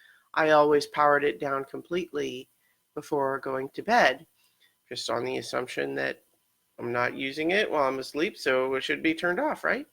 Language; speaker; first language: English; native; English